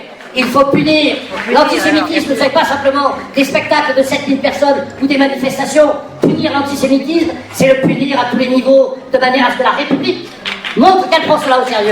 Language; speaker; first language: French; native; French